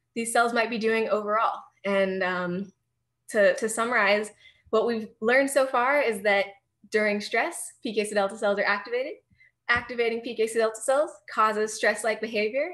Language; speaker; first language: English; native; English